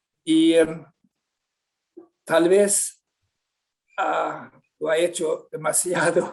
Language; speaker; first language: Spanish; non-native, fluent; Swedish